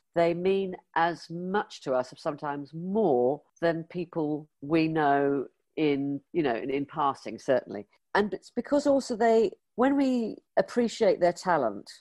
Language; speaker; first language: English; native; English